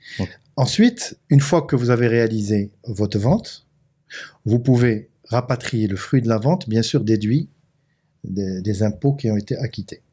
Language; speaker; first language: French; non-native, local second language; Arabic